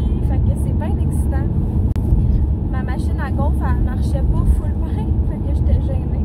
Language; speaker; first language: French; native; French